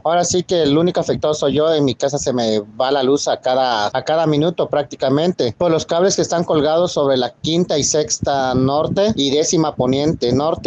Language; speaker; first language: Spanish; native; Spanish